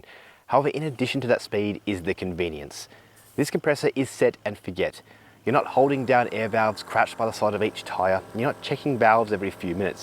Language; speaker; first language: English; native; English